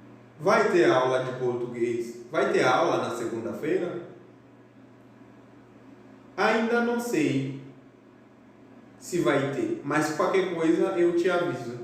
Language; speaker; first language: Portuguese; non-native, fluent; Haitian Creole